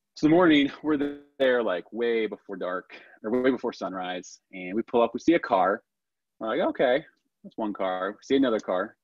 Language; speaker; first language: English; native; English